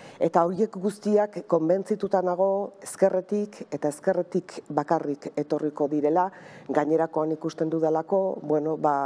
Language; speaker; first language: Basque; native; Basque